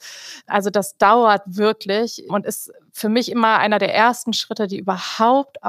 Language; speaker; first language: German; native; German